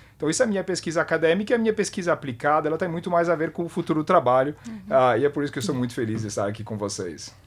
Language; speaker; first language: Portuguese; non-native, fluent; French